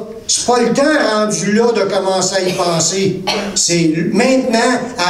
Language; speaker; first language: French; native; French